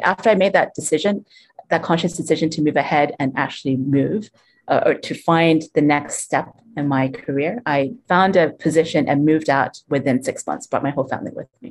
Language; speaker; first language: English; non-native, local second language; Cantonese